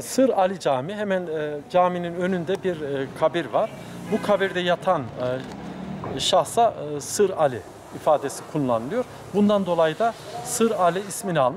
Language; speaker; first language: Turkish; native; Turkish